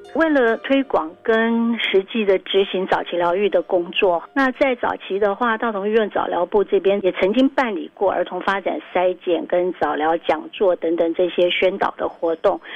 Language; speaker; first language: Chinese; native; Chinese